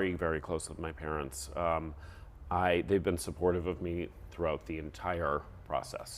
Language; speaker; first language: English; native; English